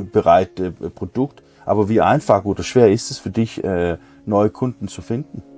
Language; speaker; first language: German; non-native, learner; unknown